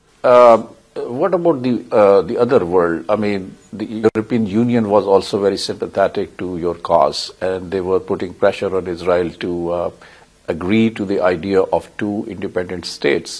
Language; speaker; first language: English; non-native, local second language; Urdu